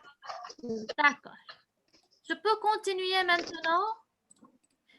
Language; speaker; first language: French; non-native, local second language; Arabic